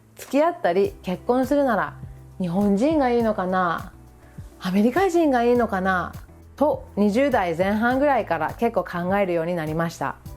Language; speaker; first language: Japanese; early bilingual, other home language; English